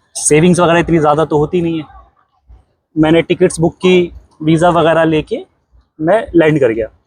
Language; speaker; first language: Hindi; native; Hindi